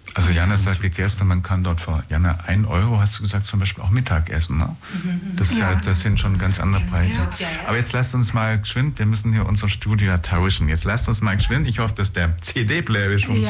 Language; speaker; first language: German; native; German